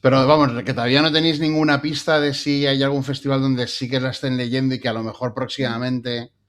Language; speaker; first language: Spanish; native; Spanish